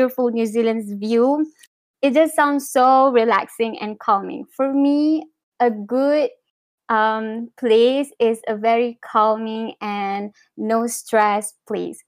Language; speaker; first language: English; non-native, local second language; Malay